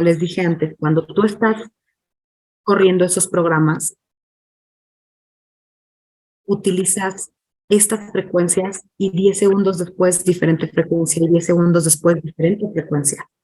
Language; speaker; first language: Spanish; non-native, fluent; English